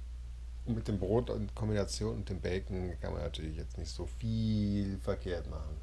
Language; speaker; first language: German; native; German